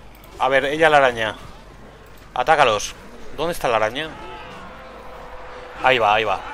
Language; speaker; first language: Spanish; native; Spanish